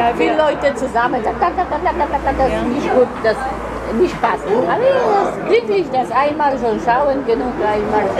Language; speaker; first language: German; non-native, learner; Polish